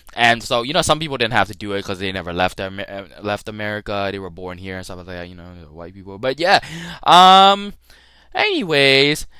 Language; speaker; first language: English; early bilingual, other home language; Thai